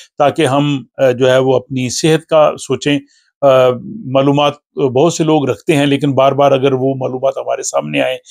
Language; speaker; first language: Urdu; non-native, local second language; Punjabi